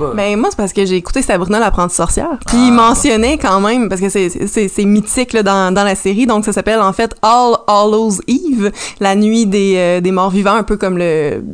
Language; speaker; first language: French; native; French